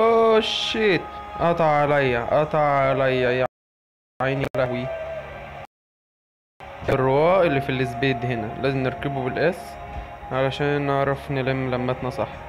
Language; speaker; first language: Arabic; native; Arabic